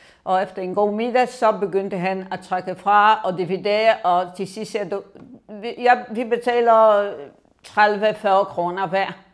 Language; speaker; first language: Danish; non-native, fluent; Polish